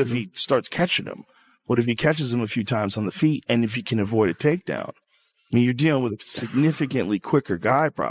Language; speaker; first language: English; native; English